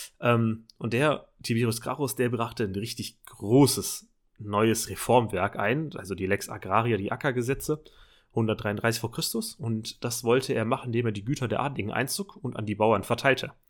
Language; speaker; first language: German; native; German